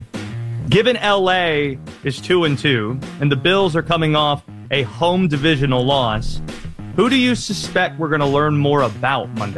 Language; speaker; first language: English; native; English